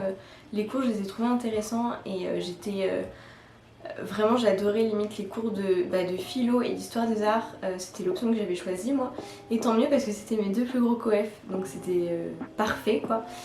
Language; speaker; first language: French; native; French